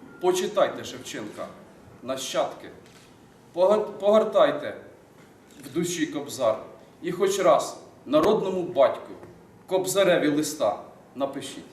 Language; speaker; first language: Ukrainian; native; Ukrainian